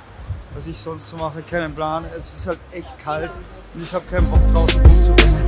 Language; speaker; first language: German; native; German